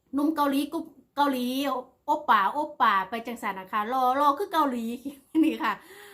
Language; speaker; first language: Thai; native; Thai